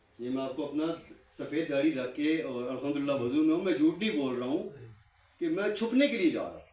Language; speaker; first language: Urdu; native; Urdu